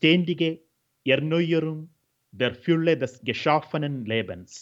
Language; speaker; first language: German; non-native, fluent; Malayalam